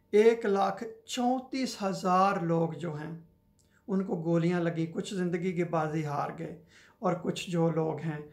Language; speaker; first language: Urdu; non-native, local second language; Punjabi